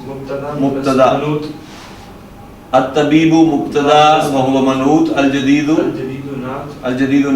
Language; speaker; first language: Arabic; non-native, learner; Urdu